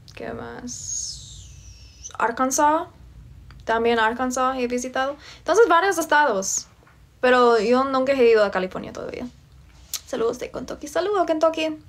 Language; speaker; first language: Spanish; non-native, fluent; English